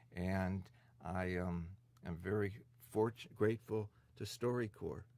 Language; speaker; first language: English; native; English